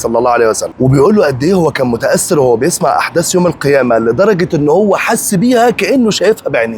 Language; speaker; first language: Arabic; native; Arabic